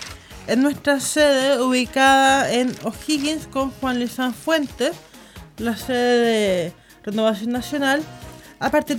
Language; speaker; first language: Spanish; native; Spanish